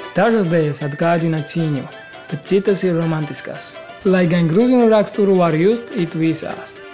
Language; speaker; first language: Latvian; non-native, learner; Georgian